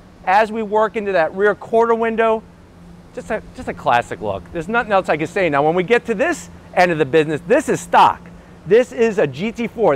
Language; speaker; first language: English; native; English